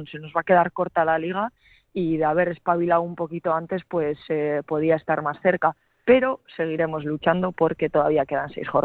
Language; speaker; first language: Spanish; native; Spanish